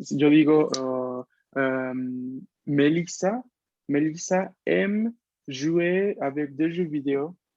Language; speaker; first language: French; non-native, fluent; Spanish